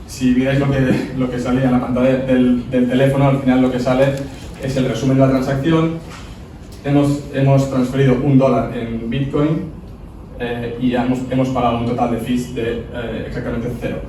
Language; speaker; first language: Spanish; native; Spanish